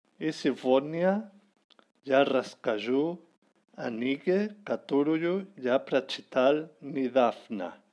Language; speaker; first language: Russian; non-native, learner; Spanish